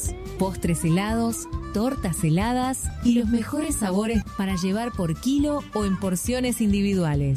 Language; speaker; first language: Spanish; native; Spanish